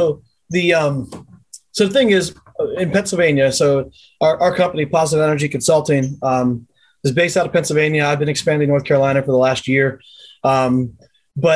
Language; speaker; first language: English; native; English